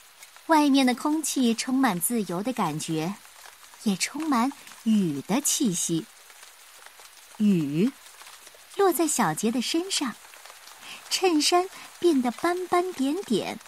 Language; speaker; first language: Chinese; native; Chinese